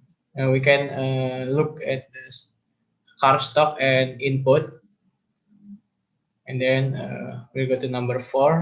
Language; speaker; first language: English; non-native, learner; Indonesian